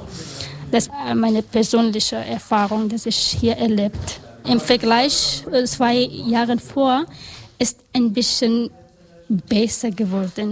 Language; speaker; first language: German; non-native, learner; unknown